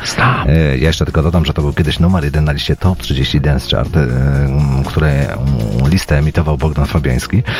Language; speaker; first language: Polish; native; Polish